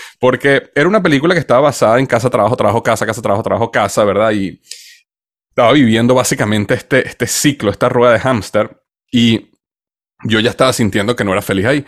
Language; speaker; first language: Spanish; native; Spanish